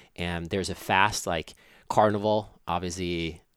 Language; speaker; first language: English; non-native, fluent; Finnish